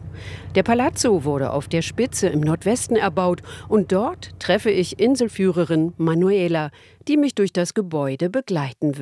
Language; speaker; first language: German; native; German